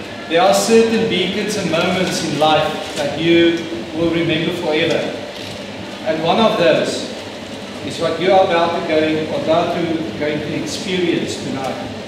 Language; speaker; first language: English; non-native, local second language; Afrikaans